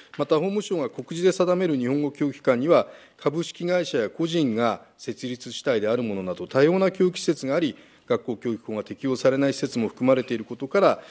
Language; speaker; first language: Japanese; native; Japanese